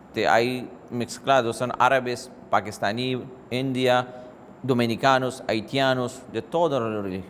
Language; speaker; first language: Spanish; non-native, fluent; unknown